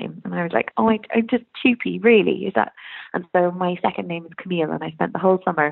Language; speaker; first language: English; native; English